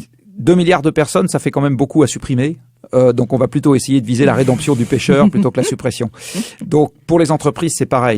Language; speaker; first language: French; native; French